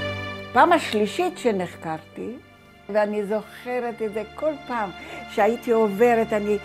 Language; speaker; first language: Hebrew; early bilingual, other home language; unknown